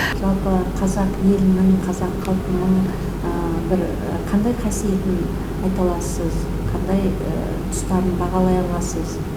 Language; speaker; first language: Kazakh; native; Kazakh